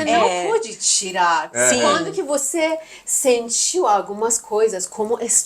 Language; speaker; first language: Portuguese; non-native, learner; Persian